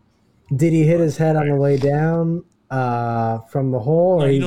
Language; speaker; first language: English; native; English